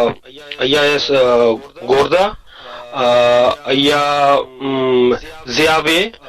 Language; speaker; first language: Spanish; non-native, learner; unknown